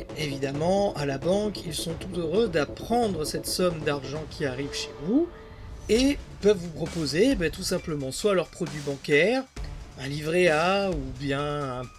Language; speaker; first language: French; native; French